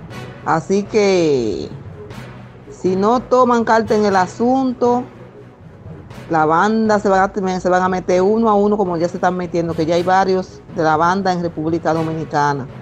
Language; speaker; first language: Spanish; native; Spanish